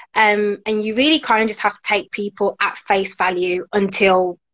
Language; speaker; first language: English; native; English